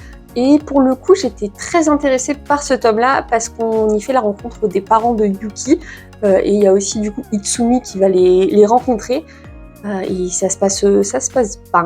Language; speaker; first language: French; native; French